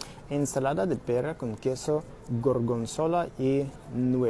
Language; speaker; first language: Spanish; non-native, learner; Russian